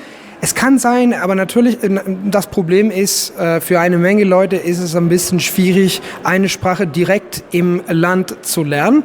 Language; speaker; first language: German; non-native, fluent; Italian